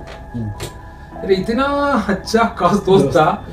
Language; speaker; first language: Hindi; non-native, local second language; Malayalam